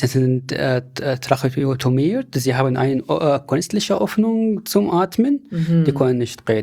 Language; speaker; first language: German; non-native, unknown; Arabic